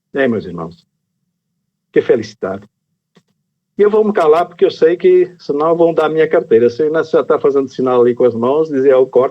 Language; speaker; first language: Portuguese; native; Portuguese